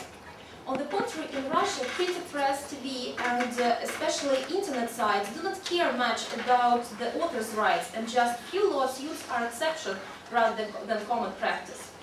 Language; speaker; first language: English; non-native, fluent; Russian